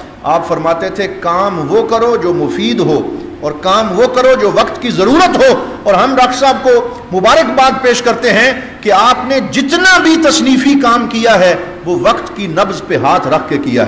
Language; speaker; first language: Urdu; native; Urdu